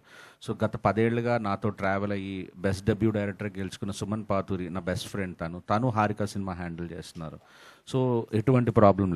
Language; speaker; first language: Telugu; native; Telugu